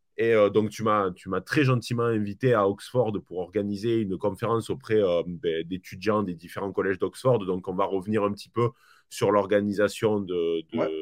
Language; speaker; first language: French; native; French